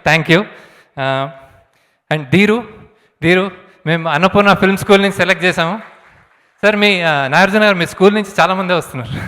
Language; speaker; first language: Telugu; native; Telugu